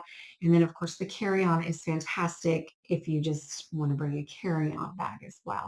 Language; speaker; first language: English; native; English